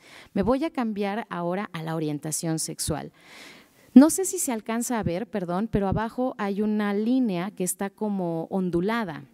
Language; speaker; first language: Spanish; native; Spanish